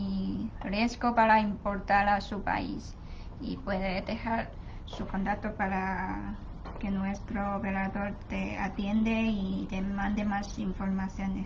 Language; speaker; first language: Spanish; non-native, learner; Chinese